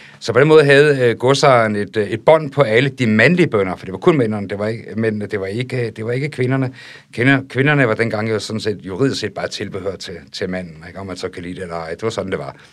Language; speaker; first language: Danish; native; Danish